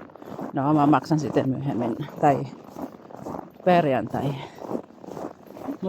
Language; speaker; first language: Finnish; non-native, learner; Bikol